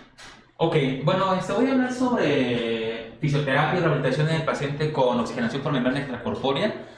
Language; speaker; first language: Spanish; native; Spanish